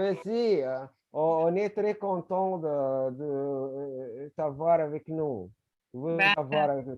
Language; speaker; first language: French; non-native, fluent; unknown